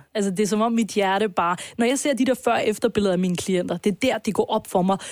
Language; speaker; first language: Danish; early bilingual, other home language; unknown